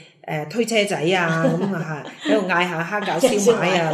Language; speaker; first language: Cantonese; native; Cantonese